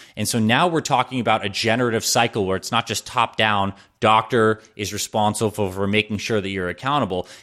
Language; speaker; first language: English; native; English